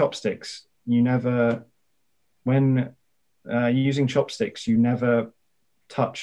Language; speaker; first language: English; native; English